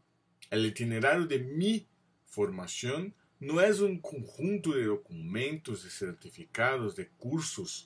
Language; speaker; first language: Spanish; non-native, fluent; Portuguese